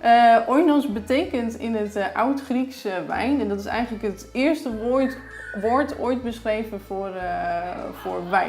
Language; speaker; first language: Dutch; native; Dutch